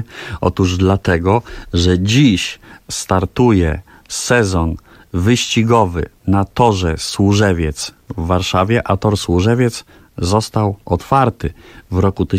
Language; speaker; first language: Polish; native; Polish